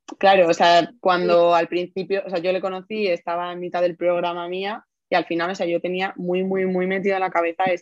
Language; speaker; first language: Spanish; native; Spanish